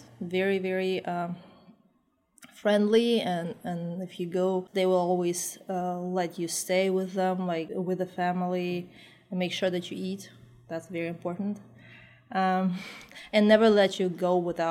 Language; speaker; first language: English; non-native, fluent; Uzbek